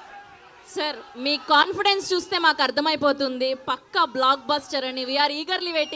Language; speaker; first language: Telugu; native; Telugu